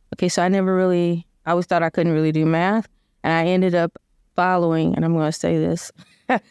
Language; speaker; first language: English; native; English